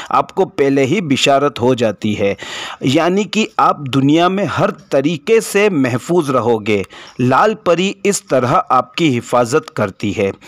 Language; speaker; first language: Hindi; native; Hindi